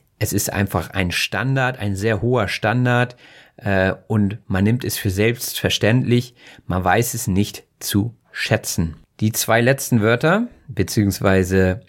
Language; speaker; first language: German; native; German